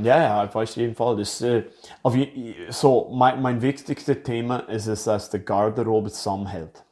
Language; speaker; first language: German; non-native, fluent; English